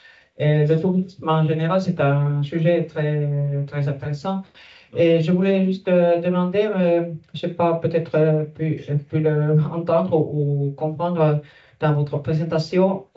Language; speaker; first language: French; non-native, fluent; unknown